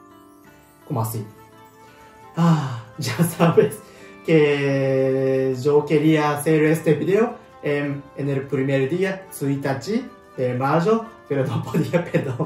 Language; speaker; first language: Spanish; non-native, learner; Japanese